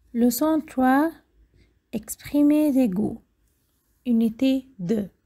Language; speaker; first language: French; non-native, fluent; Arabic